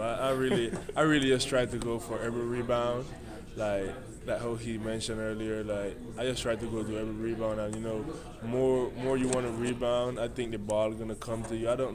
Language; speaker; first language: English; non-native, fluent; Spanish